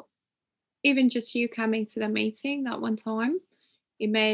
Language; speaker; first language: English; non-native, local second language; Ganda